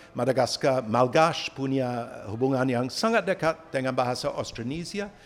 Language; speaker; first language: Malay; non-native, fluent; English